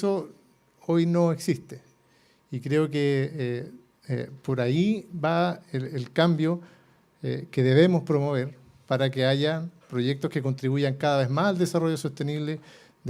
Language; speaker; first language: Spanish; native; Spanish